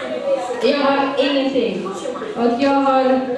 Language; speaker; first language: Swedish; non-native, fluent; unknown